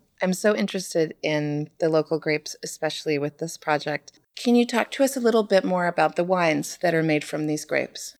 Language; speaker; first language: English; native; English